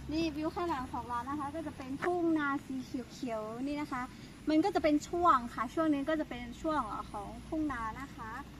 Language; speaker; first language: Thai; non-native, local second language; Karen languages